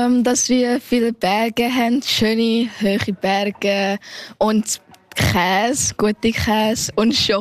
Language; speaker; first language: German; early bilingual, heritage; Thai